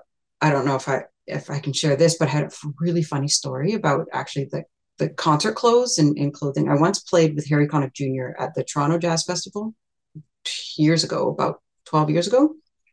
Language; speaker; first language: English; native; English